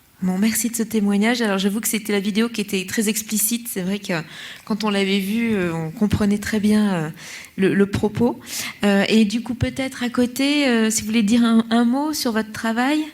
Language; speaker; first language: French; native; French